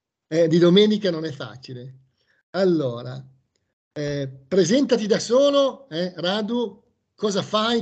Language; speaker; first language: Italian; native; Italian